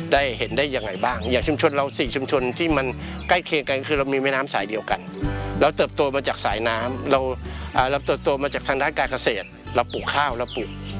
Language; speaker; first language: Thai; native; Thai